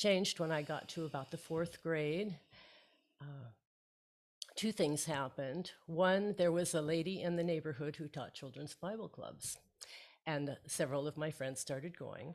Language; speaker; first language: English; native; English